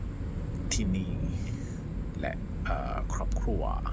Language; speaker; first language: Thai; non-native, local second language; Malay